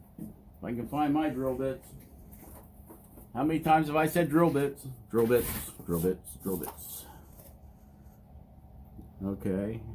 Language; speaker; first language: English; native; English